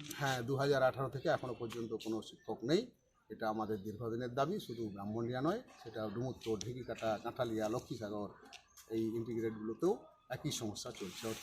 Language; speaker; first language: Bangla; non-native, local second language; Santali